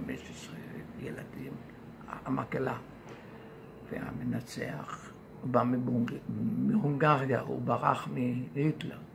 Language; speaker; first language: Hebrew; non-native, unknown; Yiddish